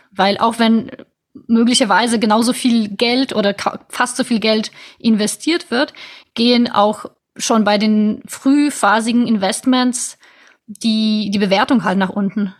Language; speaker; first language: German; non-native, fluent; Polish